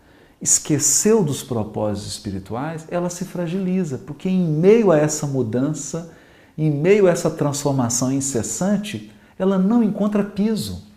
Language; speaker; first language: Portuguese; native; Portuguese